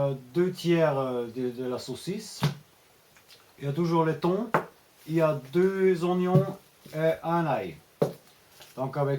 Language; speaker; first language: French; non-native, fluent; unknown